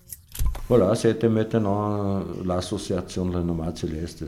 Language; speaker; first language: French; non-native, fluent; German